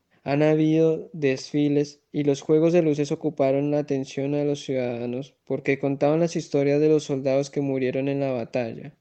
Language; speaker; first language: Spanish; native; Spanish